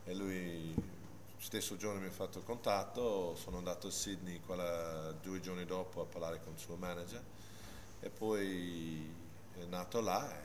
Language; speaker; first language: Italian; non-native, fluent; English